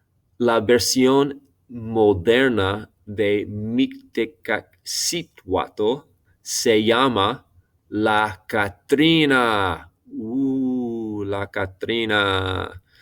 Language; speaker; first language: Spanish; non-native, fluent; English